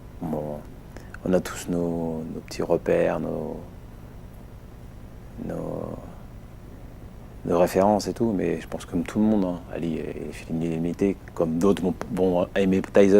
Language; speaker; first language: French; native; French